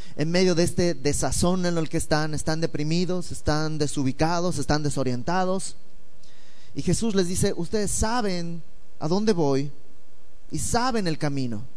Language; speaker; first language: Spanish; native; Spanish